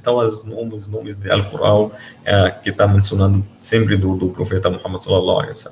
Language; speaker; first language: Portuguese; non-native, learner; Arabic